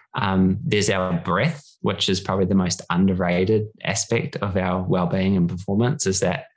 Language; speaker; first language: English; native; English